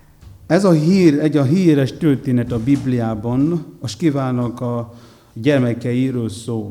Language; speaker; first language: Hungarian; non-native, learner; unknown